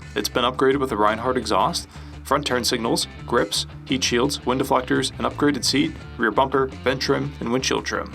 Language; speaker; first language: English; native; English